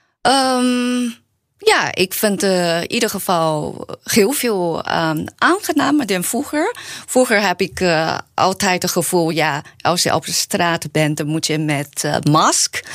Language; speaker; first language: Dutch; non-native, learner; Chinese